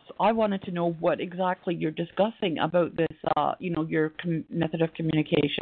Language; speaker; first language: English; native; English